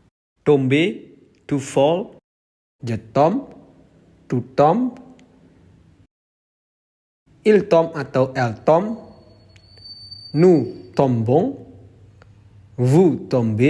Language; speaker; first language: French; non-native, fluent; Indonesian